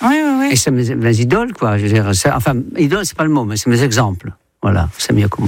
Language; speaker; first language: French; non-native, fluent; Dutch